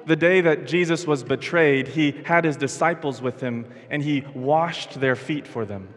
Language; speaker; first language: English; native; English